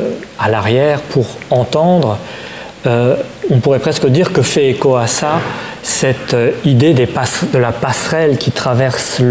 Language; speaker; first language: French; native; French